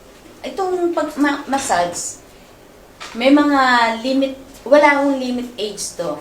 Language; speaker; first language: Filipino; native; Filipino